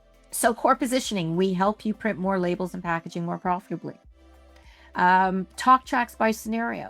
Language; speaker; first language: English; native; English